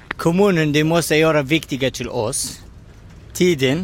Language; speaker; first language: Swedish; non-native, learner; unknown